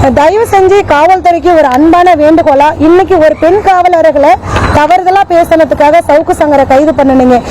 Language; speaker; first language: Tamil; native; Tamil